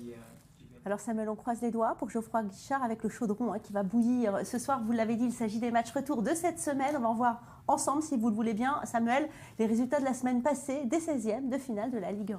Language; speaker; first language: French; native; French